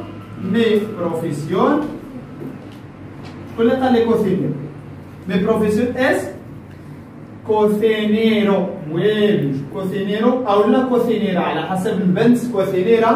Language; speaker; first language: Spanish; non-native, fluent; Arabic